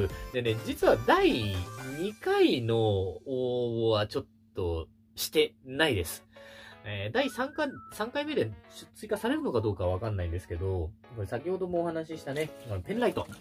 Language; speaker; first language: Japanese; native; Japanese